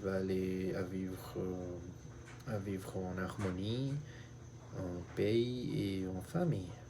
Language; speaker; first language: French; non-native, learner; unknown